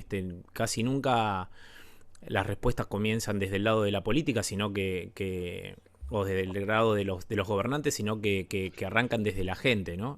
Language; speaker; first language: Spanish; native; Spanish